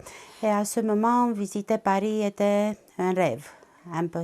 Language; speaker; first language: French; non-native, fluent; Romanian